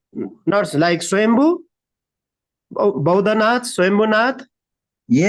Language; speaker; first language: English; non-native, learner; Nepali